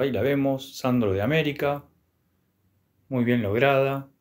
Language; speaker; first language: Spanish; native; Spanish